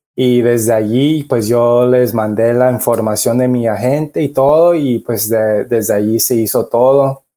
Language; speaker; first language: Spanish; early bilingual, heritage; Spanish